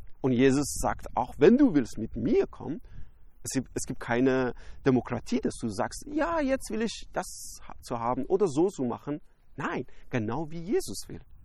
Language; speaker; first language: German; non-native, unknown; Persian